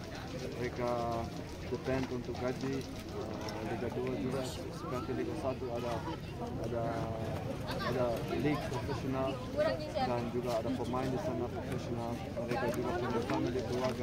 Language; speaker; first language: Indonesian; non-native, fluent; Dutch